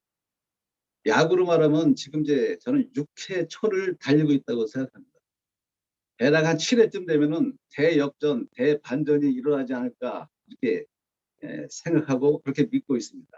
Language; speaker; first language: Korean; native; Korean